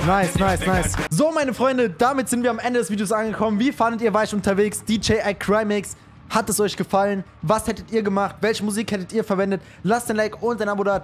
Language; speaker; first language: German; native; German